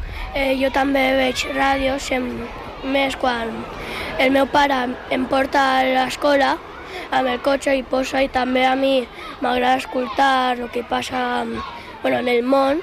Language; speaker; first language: Catalan; non-native, local second language; Spanish